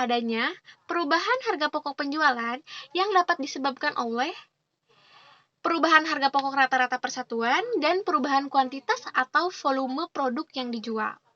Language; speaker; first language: Indonesian; native; Indonesian